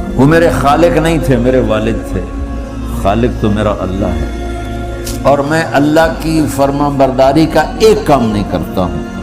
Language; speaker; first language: Urdu; non-native, local second language; Punjabi